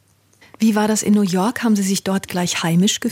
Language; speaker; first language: German; native; German